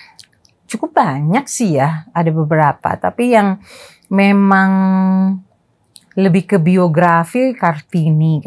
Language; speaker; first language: Indonesian; native; Indonesian